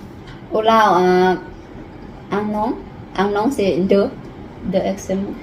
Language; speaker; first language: French; non-native, learner; Lao